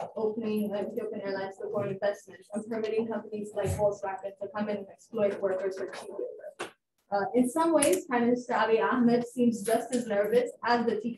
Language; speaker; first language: English; non-native, fluent; Amharic